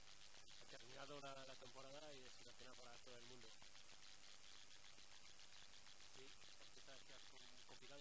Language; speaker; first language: Spanish; non-native, learner; French